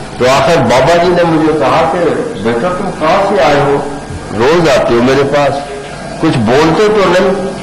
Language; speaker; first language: Urdu; non-native, local second language; Punjabi